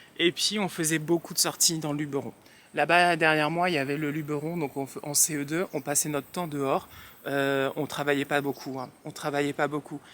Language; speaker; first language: French; early bilingual, other home language; Réunion Creole French